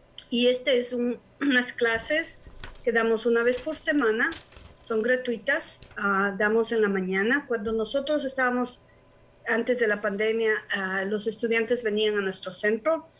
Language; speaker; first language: Spanish; native; Spanish